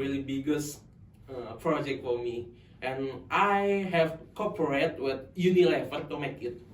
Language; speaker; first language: English; non-native, local second language; Indonesian